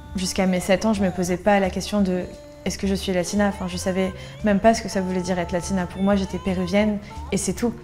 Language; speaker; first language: French; early bilingual, other home language; Spanish